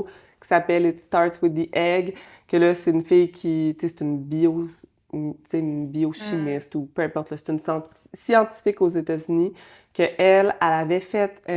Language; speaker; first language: French; native; French